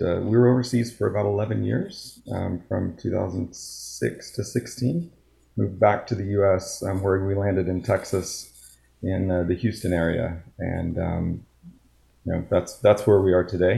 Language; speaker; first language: English; native; English